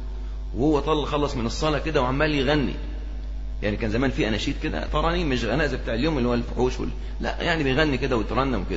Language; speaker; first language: Arabic; native; Arabic